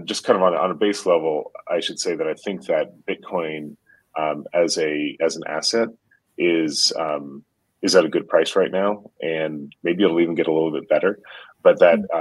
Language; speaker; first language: English; native; English